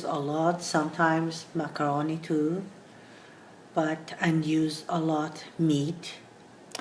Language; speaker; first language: English; non-native, learner; Persian